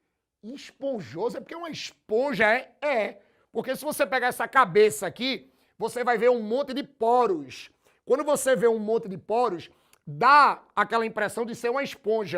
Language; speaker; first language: Portuguese; native; Portuguese